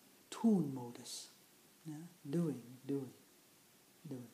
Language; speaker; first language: English; native; English